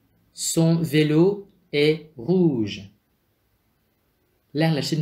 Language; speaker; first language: French; non-native, fluent; Vietnamese